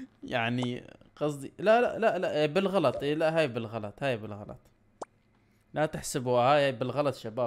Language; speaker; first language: Arabic; native; Arabic